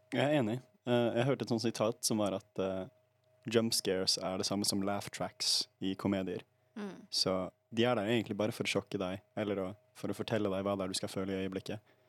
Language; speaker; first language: Norwegian; native; Norwegian